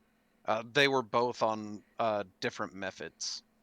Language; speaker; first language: English; native; English